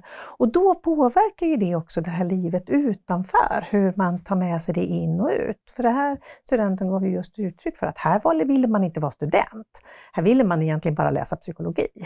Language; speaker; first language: Swedish; native; Swedish